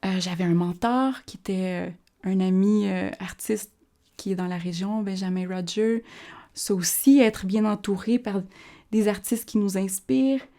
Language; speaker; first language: French; early bilingual, other home language; Spanish